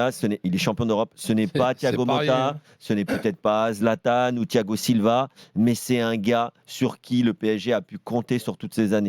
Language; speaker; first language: French; native; French